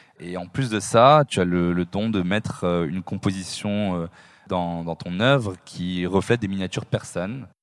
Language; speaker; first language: French; native; French